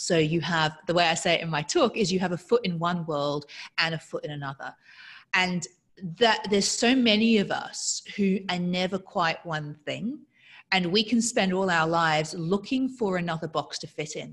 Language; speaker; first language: English; native; English